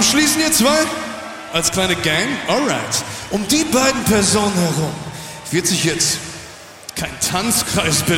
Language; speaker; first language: German; native; German